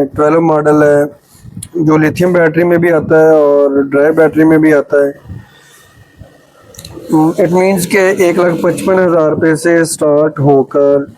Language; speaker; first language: Urdu; non-native, local second language; Punjabi